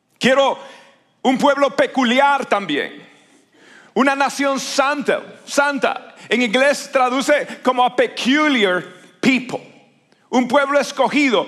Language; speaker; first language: Spanish; native; Spanish